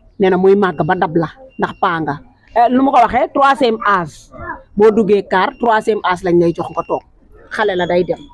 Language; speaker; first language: Wolof; native; Wolof